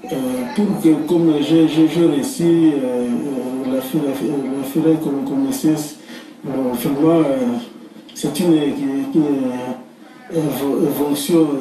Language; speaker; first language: French; non-native, local second language; Lingala